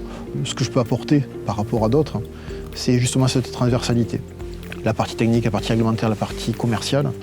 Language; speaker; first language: French; native; French